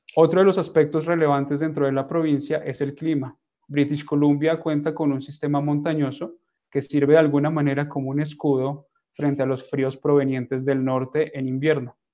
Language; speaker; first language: Spanish; native; Spanish